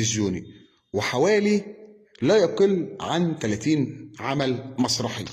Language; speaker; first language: Arabic; native; Arabic